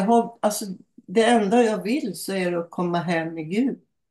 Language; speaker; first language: Swedish; native; Swedish